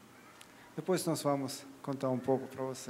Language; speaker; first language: Portuguese; non-native, fluent; Russian